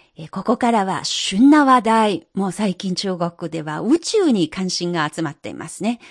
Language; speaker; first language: Japanese; non-native, fluent; Chinese